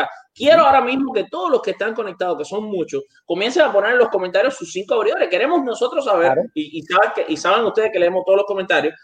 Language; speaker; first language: Spanish; native; Spanish